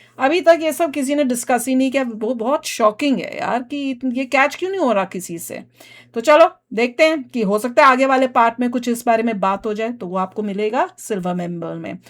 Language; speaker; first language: Hindi; native; Hindi